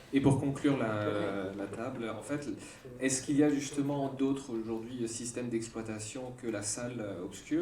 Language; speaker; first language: French; native; French